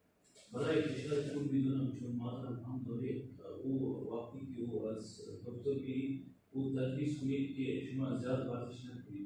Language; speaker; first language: Persian; non-native, learner; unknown